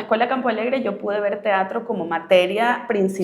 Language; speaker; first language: Spanish; native; Spanish